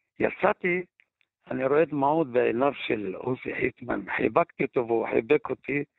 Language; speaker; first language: Hebrew; native; Hebrew